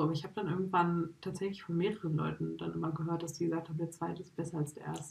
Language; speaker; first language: German; native; German